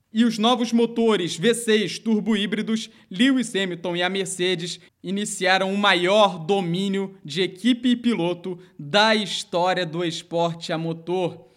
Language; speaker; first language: Portuguese; native; Portuguese